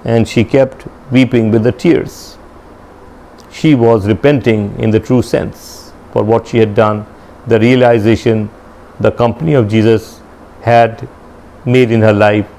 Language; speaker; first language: English; non-native, local second language; Hindi